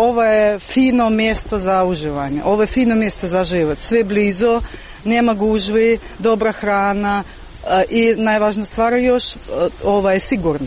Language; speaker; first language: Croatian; non-native, learner; Turkish